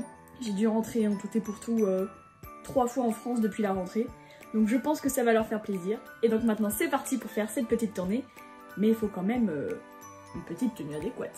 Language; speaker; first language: French; native; French